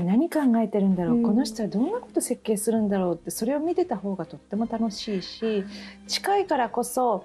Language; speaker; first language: Japanese; native; Japanese